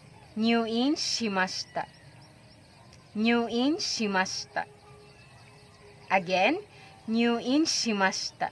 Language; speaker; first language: Japanese; non-native, fluent; Filipino